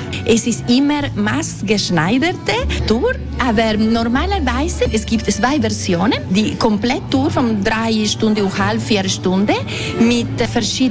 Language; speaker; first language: German; non-native, local second language; Italian